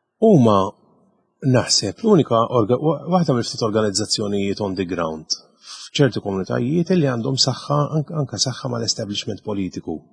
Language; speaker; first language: Maltese; native; Maltese